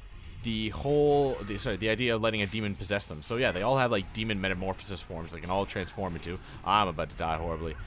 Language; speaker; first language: English; native; English